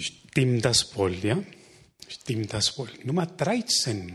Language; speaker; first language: German; non-native, fluent; Spanish